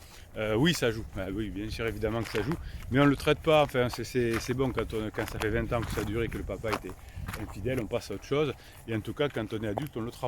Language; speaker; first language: French; native; French